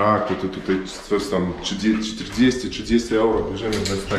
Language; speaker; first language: Polish; non-native, learner; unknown